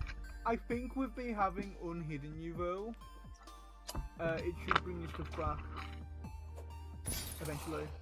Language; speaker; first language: English; native; English